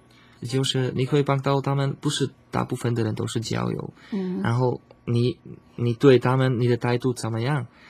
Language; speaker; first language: Chinese; non-native, fluent; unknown